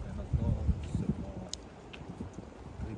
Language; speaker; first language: French; non-native, learner; Japanese